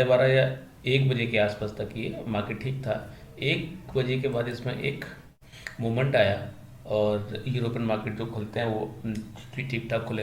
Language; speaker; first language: Hindi; native; Hindi